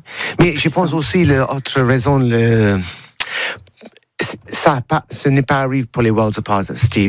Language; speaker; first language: French; non-native, learner; English